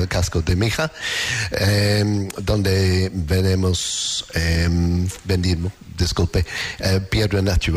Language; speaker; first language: Spanish; non-native, learner; English